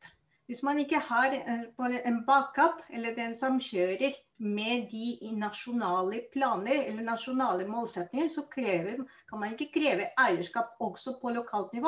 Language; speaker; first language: Norwegian; non-native, fluent; Spanish